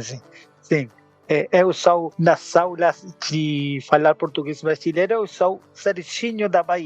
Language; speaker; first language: Portuguese; non-native, learner; Spanish